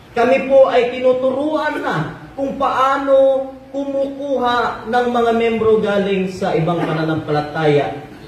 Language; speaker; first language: Filipino; non-native, local second language; Cebuano